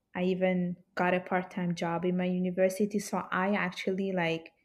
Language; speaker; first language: English; early bilingual, heritage; Italian